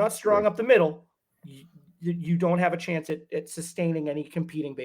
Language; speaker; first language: English; native; English